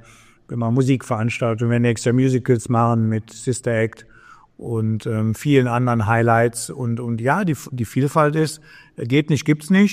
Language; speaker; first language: German; native; German